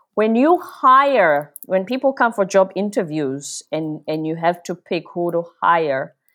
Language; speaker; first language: English; non-native, local second language; Zulu